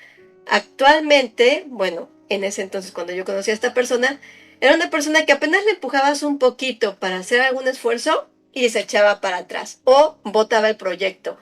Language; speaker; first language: Spanish; native; Spanish